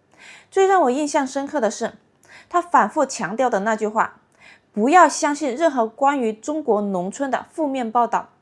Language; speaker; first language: Chinese; native; Chinese